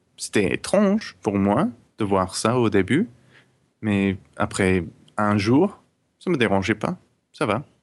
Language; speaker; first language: French; non-native, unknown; English